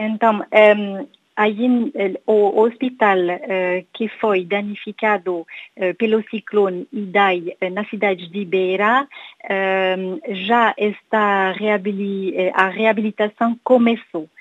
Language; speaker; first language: Portuguese; non-native, learner; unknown